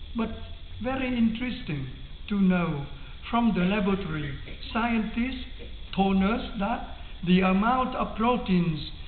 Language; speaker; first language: English; non-native, fluent; Vietnamese